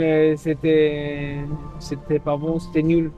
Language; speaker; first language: French; non-native, fluent; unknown